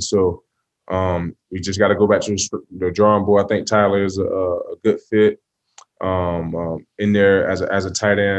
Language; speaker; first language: English; native; English